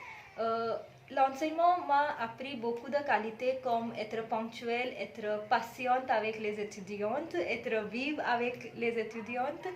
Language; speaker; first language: French; non-native, fluent; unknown